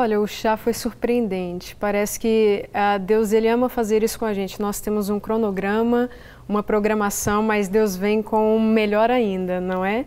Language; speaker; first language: Portuguese; native; Portuguese